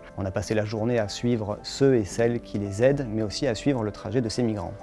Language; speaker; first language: French; native; French